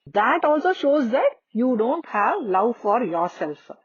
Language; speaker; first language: English; non-native, local second language; Tamil